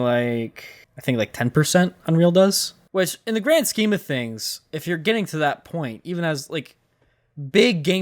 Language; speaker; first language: English; native; English